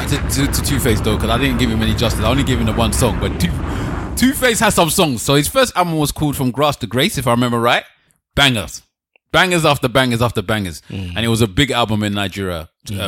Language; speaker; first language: English; native; English